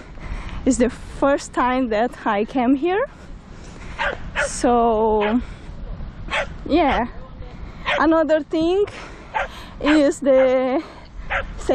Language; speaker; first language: English; non-native, learner; Portuguese